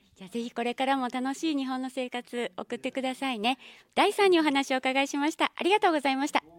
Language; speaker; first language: Japanese; native; Japanese